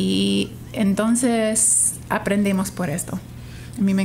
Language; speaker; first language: Spanish; non-native, fluent; English